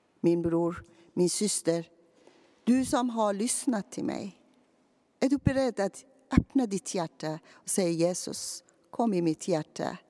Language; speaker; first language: Swedish; non-native, fluent; Persian